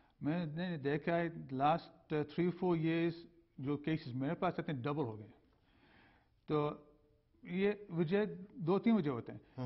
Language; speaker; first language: Urdu; native; Urdu